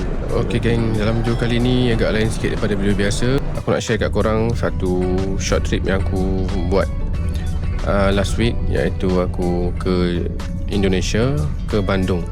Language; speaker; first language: Malay; native; Malay